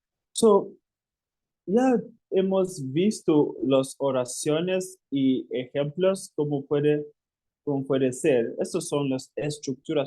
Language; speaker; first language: Spanish; non-native, fluent; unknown